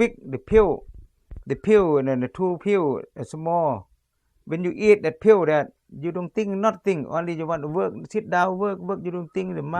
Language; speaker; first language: English; non-native, learner; Lao